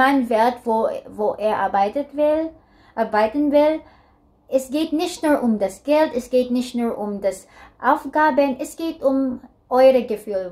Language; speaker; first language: German; non-native, learner; Filipino